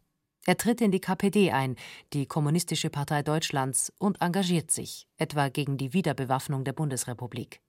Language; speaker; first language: German; native; German